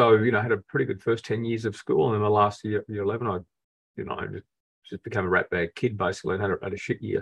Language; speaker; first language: English; native; English